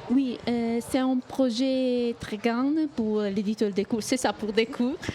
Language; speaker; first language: French; non-native, fluent; Italian